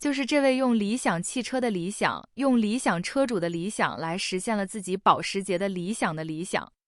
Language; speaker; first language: Chinese; native; Chinese